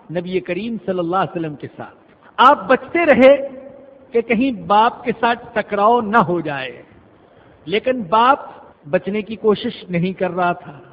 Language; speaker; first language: Urdu; non-native, local second language; Punjabi